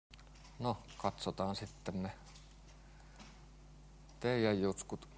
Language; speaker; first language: Finnish; native; Finnish